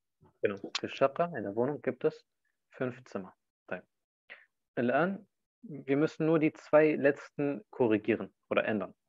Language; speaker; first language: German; non-native, fluent; Arabic